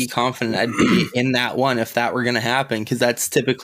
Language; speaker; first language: English; native; English